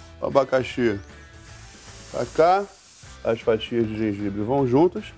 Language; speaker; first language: Portuguese; non-native, fluent; English